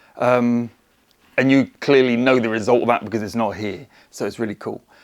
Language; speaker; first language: English; native; English